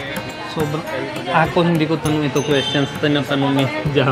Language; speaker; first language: Filipino; non-native, learner; Punjabi